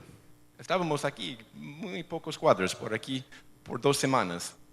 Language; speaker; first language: Spanish; non-native, fluent; English